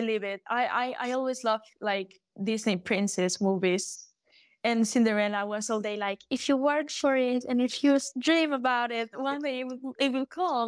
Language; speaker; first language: English; non-native, fluent; Galician